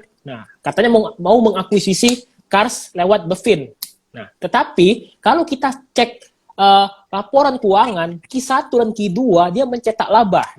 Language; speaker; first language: Indonesian; native; Indonesian